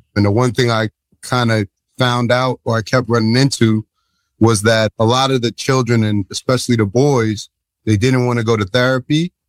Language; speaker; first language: English; native; English